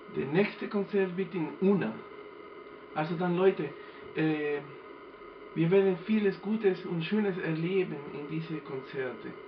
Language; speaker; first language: German; non-native, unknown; Spanish